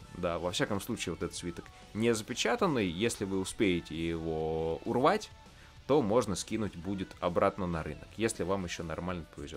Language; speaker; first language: Russian; native; Russian